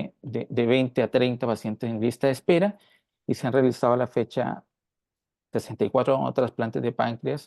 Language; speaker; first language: Spanish; native; Spanish